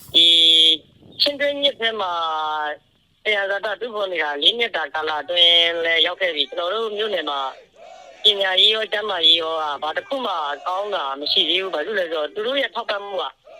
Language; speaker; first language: Burmese; native; Burmese